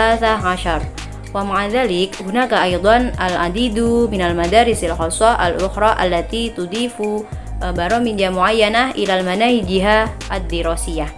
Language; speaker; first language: Arabic; non-native, learner; Indonesian